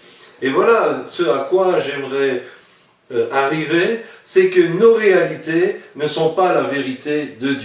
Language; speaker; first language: French; native; French